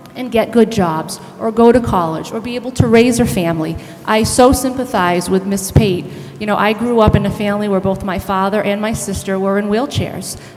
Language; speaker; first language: English; native; English